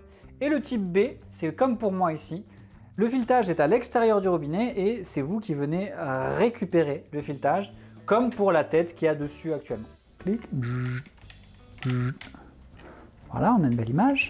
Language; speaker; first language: French; native; French